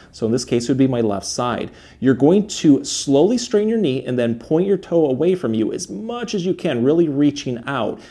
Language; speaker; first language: English; native; English